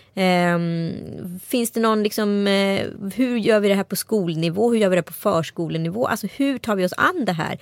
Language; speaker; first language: Swedish; native; Swedish